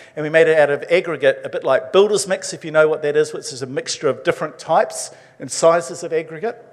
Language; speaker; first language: English; native; English